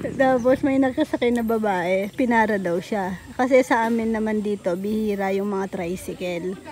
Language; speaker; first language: Filipino; non-native, local second language; Pampanga